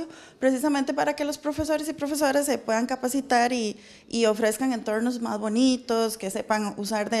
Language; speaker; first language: Spanish; native; Spanish